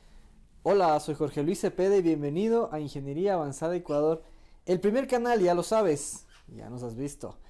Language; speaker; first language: Spanish; native; Spanish